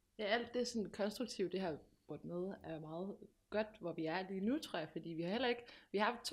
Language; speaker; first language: Danish; native; Danish